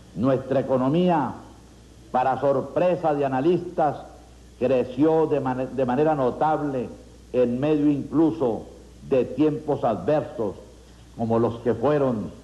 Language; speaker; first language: Spanish; native; Spanish